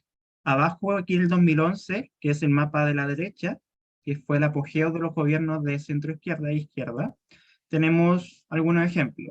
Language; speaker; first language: Spanish; native; Spanish